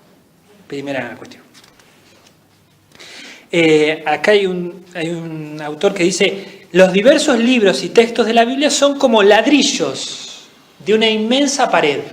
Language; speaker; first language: Spanish; native; Spanish